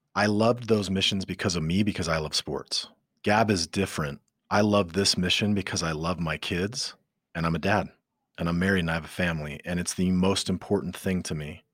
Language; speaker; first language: English; native; English